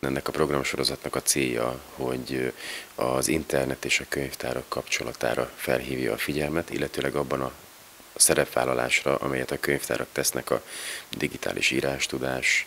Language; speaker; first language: Hungarian; native; Hungarian